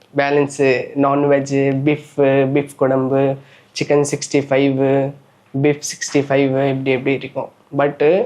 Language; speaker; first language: Tamil; non-native, learner; Nepali